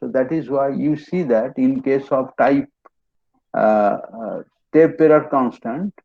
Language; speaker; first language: English; non-native, local second language; Bangla